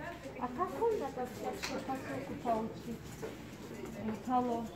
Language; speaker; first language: Russian; early bilingual, other home language; Tajik